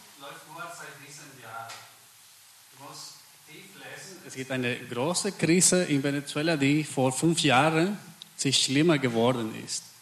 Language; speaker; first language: German; non-native, fluent; Spanish